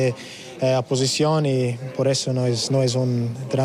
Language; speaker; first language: Spanish; non-native, learner; English